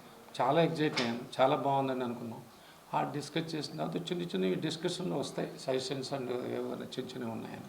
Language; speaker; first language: Telugu; native; Telugu